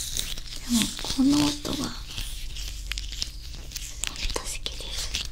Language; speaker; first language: Japanese; non-native, learner; Korean